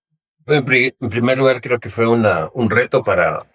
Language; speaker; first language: Spanish; native; Spanish